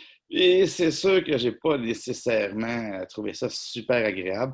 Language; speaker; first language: French; native; French